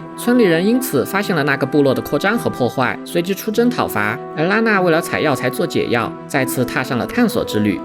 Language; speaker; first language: Chinese; native; Chinese